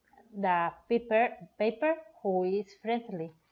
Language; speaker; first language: English; non-native, learner; Spanish